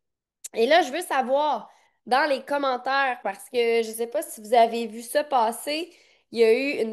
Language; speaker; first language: French; native; French